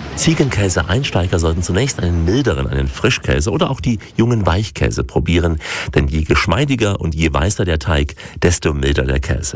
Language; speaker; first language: German; native; German